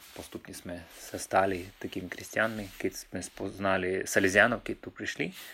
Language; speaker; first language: Slovak; non-native, fluent; Russian